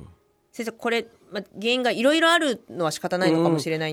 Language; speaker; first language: Japanese; native; Japanese